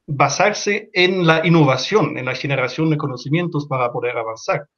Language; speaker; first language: Spanish; non-native, fluent; German